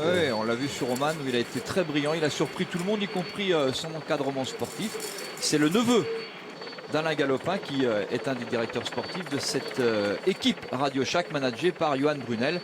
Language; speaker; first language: French; native; French